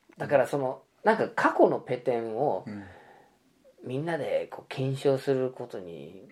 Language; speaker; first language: Japanese; non-native, fluent; English